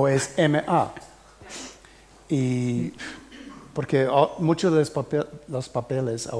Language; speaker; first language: Spanish; early bilingual, heritage; English